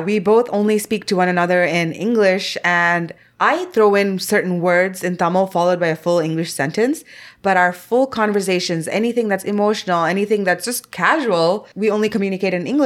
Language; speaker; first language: English; non-native, local second language; Tamil